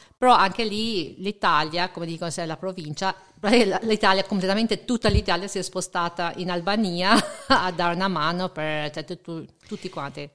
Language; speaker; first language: Italian; non-native, fluent; Albanian